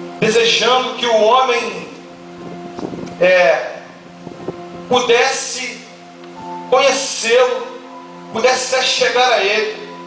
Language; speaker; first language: Portuguese; native; Portuguese